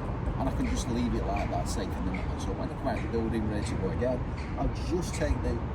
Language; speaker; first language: English; native; English